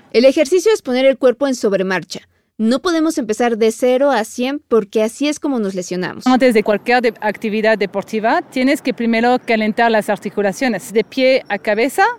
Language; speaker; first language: Spanish; non-native, fluent; French